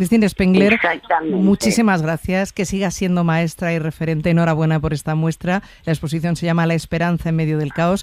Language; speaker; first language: Spanish; native; Spanish